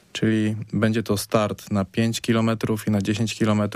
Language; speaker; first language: Polish; native; Polish